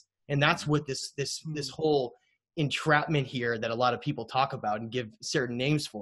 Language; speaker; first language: English; native; English